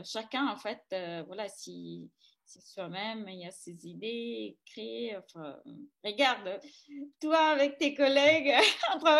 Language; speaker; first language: French; non-native, fluent; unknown